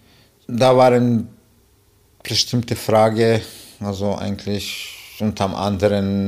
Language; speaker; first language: German; non-native, fluent; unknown